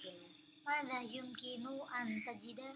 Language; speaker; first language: Arabic; non-native, learner; Indonesian